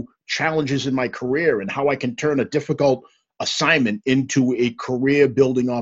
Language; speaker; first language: English; native; English